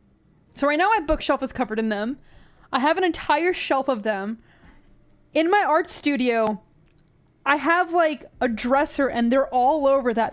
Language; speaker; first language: English; native; English